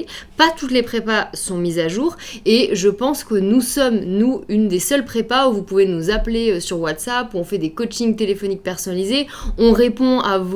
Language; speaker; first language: French; native; French